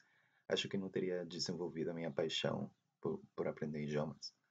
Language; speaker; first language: Portuguese; non-native, fluent; Spanish